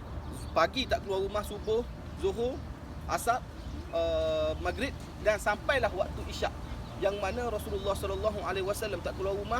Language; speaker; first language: Malay; native; Malay